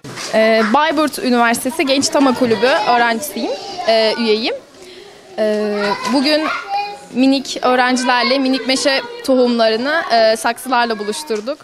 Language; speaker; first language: Turkish; native; Turkish